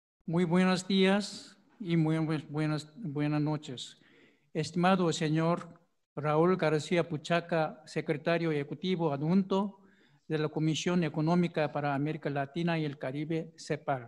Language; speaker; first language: Spanish; non-native, fluent; Korean